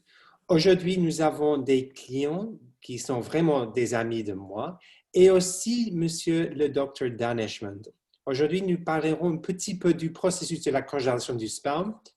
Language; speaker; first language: French; non-native, learner; English